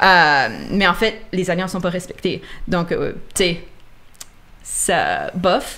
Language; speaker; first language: French; native; French